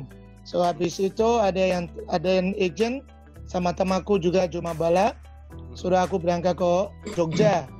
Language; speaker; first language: Indonesian; non-native, fluent; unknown